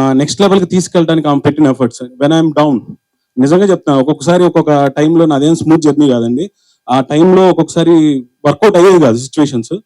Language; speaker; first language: Telugu; native; Telugu